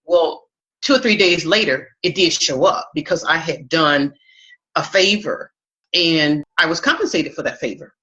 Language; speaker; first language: English; native; English